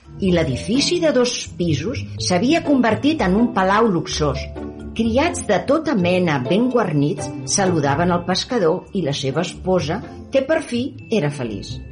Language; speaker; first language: Catalan; native; Catalan